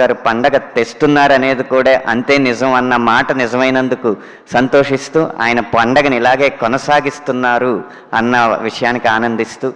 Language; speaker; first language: Telugu; native; Telugu